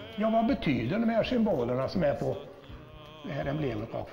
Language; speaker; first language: Swedish; native; Swedish